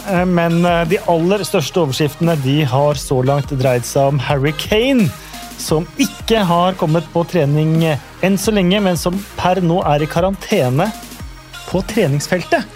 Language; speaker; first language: Norwegian; native; Norwegian